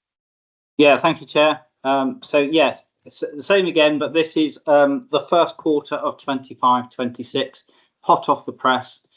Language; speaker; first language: English; native; English